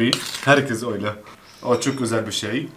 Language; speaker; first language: Turkish; non-native, learner; Arabic